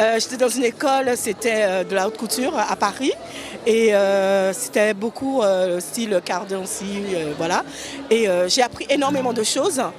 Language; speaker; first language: French; native; French